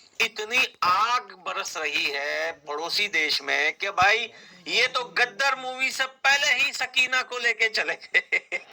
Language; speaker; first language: Hindi; native; Hindi